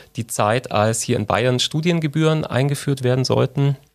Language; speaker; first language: German; native; German